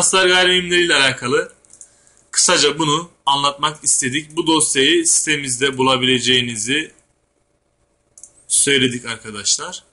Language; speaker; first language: Turkish; native; Turkish